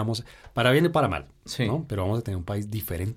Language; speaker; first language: Spanish; native; Spanish